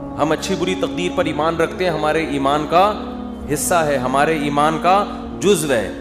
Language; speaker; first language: Urdu; native; Urdu